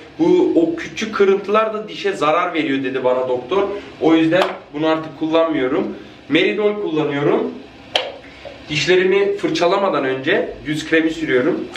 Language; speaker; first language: Turkish; early bilingual, heritage; Turkish